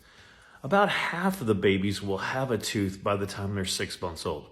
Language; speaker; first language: English; native; English